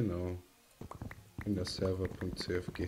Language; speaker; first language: German; native; German